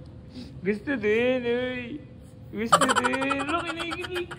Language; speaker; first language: Filipino; native; Filipino